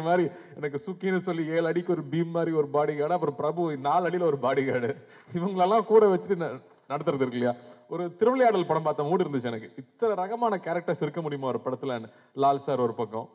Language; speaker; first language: Tamil; native; Tamil